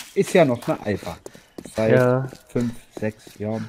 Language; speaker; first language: German; native; German